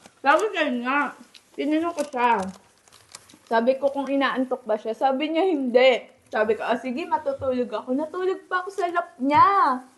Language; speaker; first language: Filipino; native; Filipino